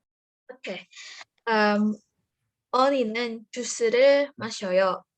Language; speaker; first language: Korean; non-native, learner; Indonesian